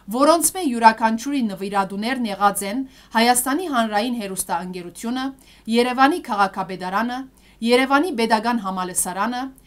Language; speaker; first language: Armenian; early bilingual, heritage; Armenian